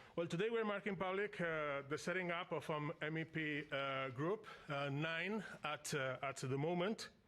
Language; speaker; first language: English; non-native, fluent; Basque